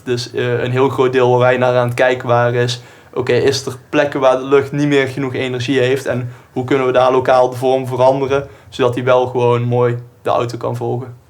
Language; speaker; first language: Dutch; native; Dutch